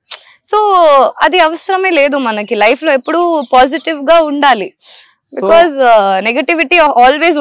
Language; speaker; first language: Telugu; non-native, local second language; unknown